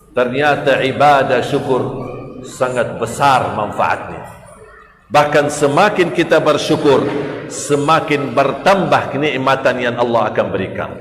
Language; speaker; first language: Malay; non-native, fluent; Arabic